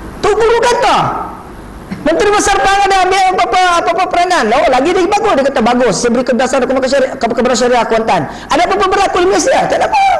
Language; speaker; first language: Malay; non-native, local second language; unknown